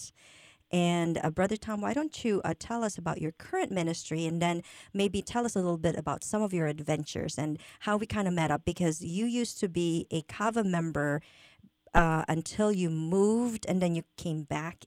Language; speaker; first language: English; non-native, local second language; Filipino